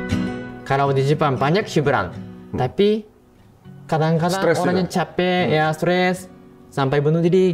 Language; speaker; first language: Indonesian; non-native, fluent; Japanese